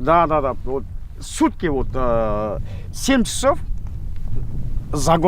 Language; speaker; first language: Russian; non-native, local second language; Kazakh